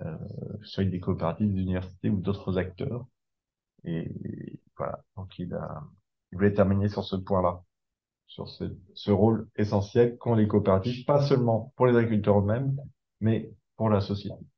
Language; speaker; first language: French; native; French